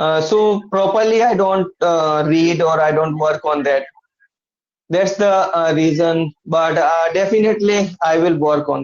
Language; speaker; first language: English; non-native, learner; Hindi